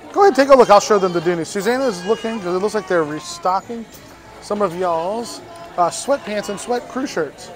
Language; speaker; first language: English; native; English